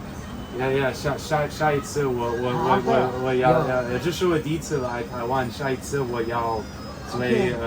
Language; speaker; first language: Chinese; non-native, learner; English